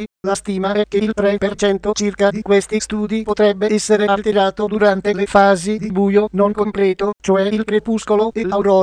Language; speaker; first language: Italian; native; Italian